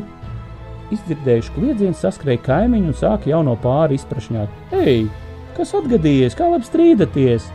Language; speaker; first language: Latvian; native; Latvian